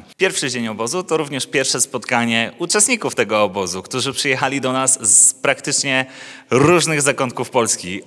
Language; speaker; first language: Polish; native; Polish